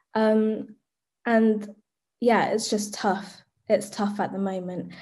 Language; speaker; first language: English; native; English